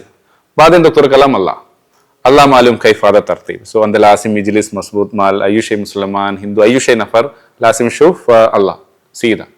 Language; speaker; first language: Arabic; non-native, learner; Malayalam